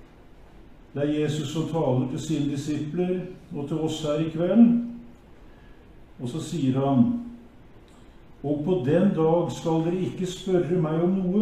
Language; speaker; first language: Norwegian; native; Norwegian